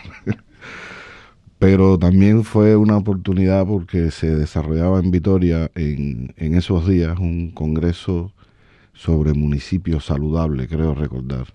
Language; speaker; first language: Spanish; native; Spanish